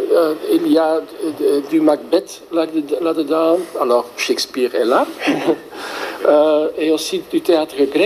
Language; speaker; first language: French; non-native, fluent; Dutch